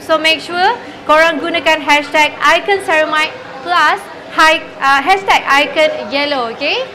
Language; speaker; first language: English; non-native, local second language; Malay